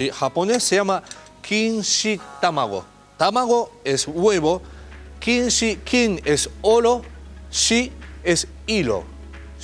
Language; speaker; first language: Spanish; non-native, learner; Japanese